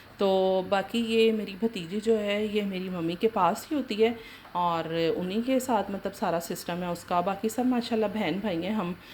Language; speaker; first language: Urdu; native; Urdu